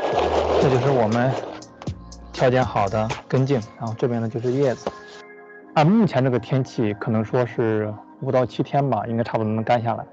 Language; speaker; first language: Chinese; native; Chinese